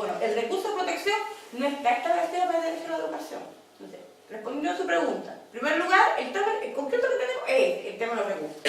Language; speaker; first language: Spanish; native; Spanish